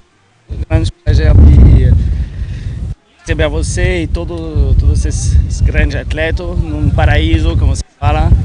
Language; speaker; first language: Portuguese; non-native, fluent; French